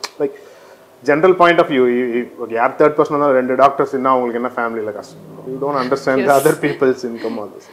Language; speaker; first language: Tamil; native; Tamil